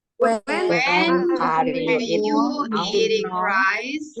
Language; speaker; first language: English; non-native, learner; Indonesian